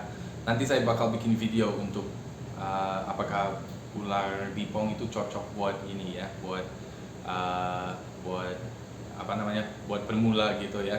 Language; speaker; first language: Indonesian; non-native, fluent; English